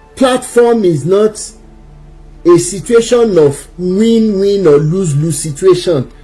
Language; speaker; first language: English; non-native, local second language; Yoruba